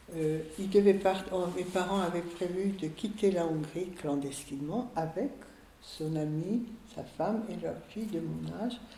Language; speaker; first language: French; early bilingual, other home language; Hungarian